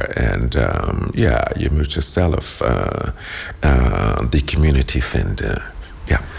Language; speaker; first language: Dutch; non-native, learner; English